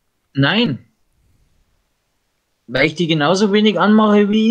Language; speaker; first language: German; native; German